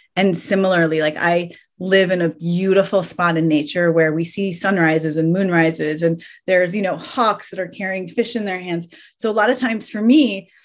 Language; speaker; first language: English; early bilingual, other home language; Persian